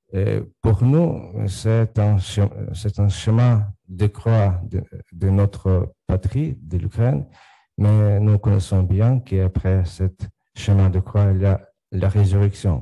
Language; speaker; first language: French; non-native, fluent; Ukrainian